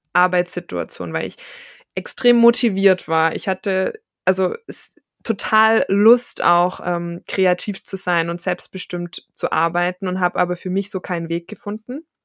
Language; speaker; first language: German; native; German